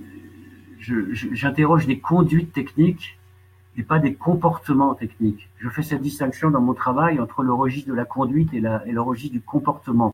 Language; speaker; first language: French; native; French